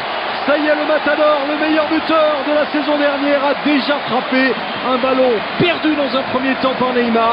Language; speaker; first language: French; native; French